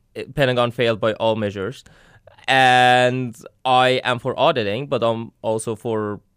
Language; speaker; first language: English; non-native, fluent; Persian